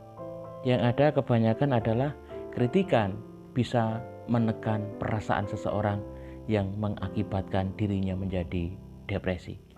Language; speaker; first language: Indonesian; native; Indonesian